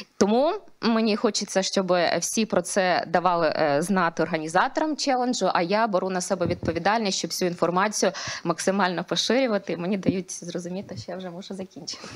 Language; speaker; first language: Ukrainian; non-native, local second language; Russian